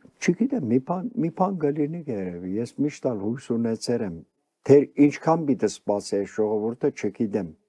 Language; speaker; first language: Armenian; early bilingual, heritage; Armenian